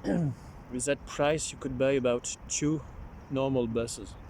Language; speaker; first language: English; non-native, learner; French